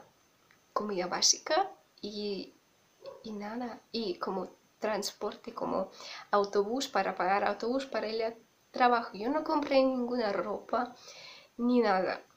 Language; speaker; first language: Spanish; non-native, fluent; Russian